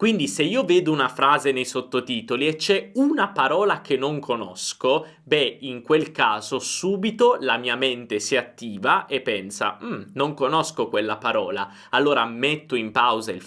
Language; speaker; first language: Italian; native; Italian